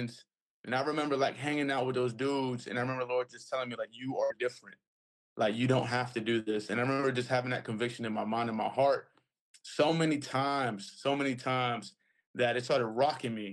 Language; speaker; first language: English; native; English